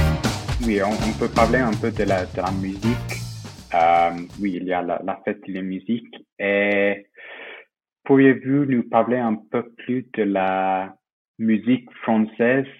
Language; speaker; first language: French; non-native, fluent; English